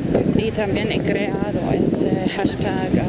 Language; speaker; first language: Spanish; non-native, fluent; German